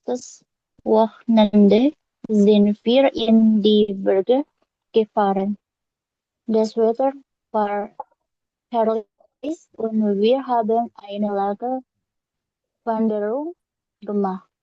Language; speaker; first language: German; non-native, learner; Indonesian